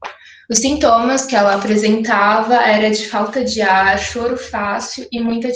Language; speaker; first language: Portuguese; native; Portuguese